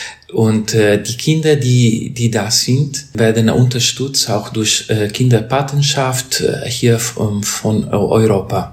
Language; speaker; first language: German; non-native, fluent; Italian